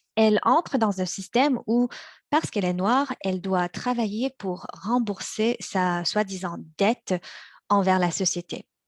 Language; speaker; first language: French; early bilingual, other home language; Chinese